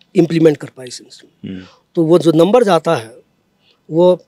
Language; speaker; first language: Hindi; native; Hindi